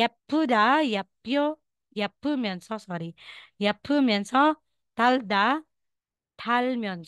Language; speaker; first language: Korean; non-native, fluent; Filipino